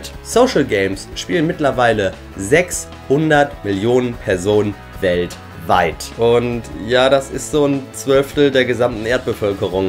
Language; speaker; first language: German; native; German